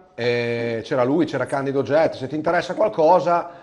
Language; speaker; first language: Italian; native; Italian